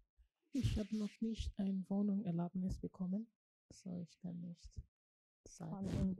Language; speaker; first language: German; non-native, learner; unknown